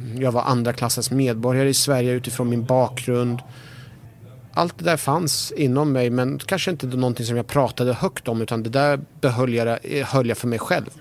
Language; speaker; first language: Swedish; early bilingual, other home language; Persian